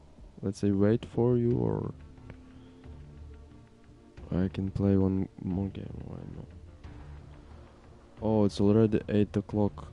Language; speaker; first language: English; non-native, learner; Ukrainian